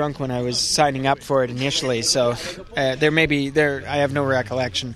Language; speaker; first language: English; native; English